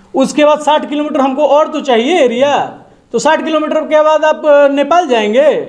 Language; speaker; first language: Hindi; native; Hindi